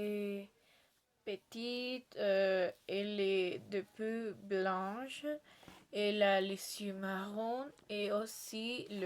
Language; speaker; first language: French; non-native, learner; Spanish